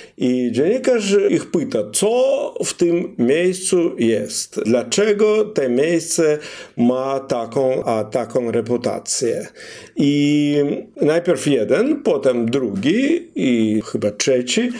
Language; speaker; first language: Polish; non-native, fluent; Russian